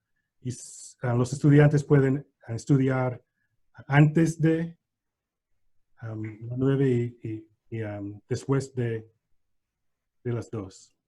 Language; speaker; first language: Spanish; non-native, learner; English